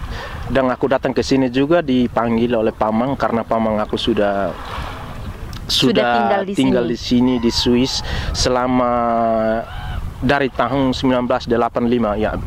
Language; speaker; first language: Indonesian; non-native, local second language; Tetum